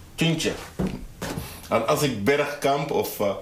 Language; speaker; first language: Dutch; non-native, fluent; Arabic